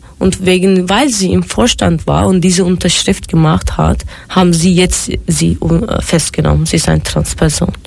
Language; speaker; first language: German; non-native, fluent; Turkish